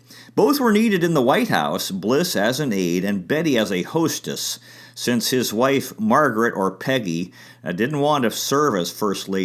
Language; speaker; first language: English; native; English